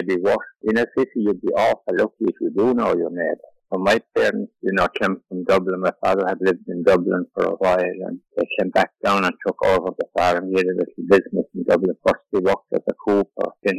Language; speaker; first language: English; native; English